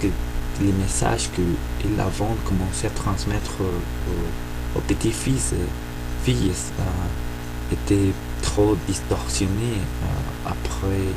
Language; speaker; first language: French; non-native, fluent; Spanish